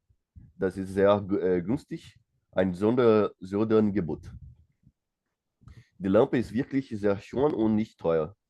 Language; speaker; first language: German; non-native, learner; Portuguese